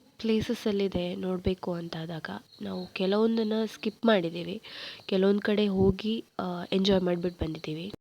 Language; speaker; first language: Kannada; non-native, local second language; Tulu